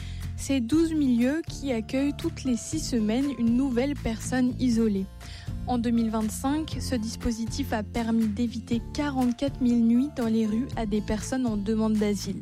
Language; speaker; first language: French; native; French